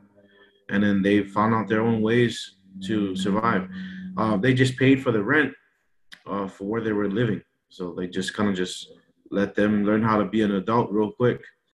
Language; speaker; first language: English; early bilingual, other home language; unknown